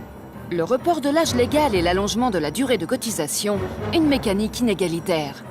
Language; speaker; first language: French; native; French